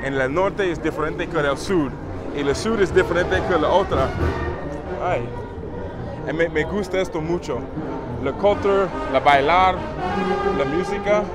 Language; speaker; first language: Spanish; non-native, learner; English